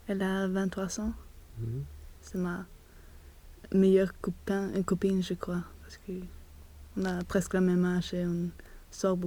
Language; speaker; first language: French; non-native, learner; Swedish